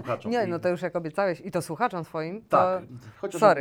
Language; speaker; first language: Polish; native; Polish